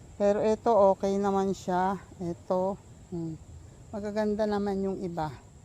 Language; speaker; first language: Filipino; native; Filipino